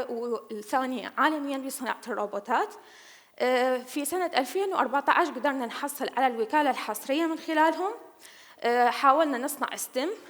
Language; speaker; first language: English; non-native, learner; Arabic